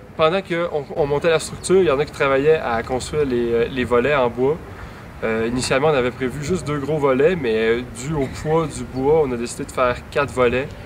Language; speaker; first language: French; native; French